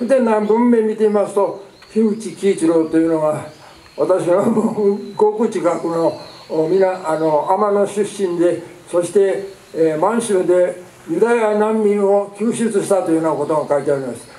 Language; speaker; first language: Japanese; native; Japanese